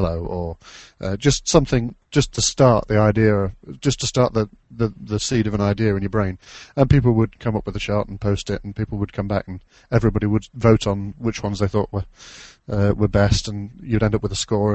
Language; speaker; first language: English; native; English